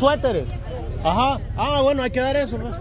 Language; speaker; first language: Spanish; native; Spanish